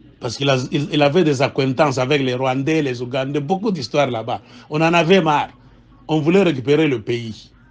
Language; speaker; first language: French; non-native, local second language; Swahili